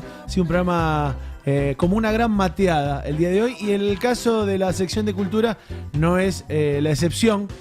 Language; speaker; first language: Spanish; native; Spanish